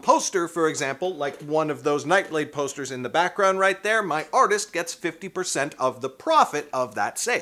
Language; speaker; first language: English; native; English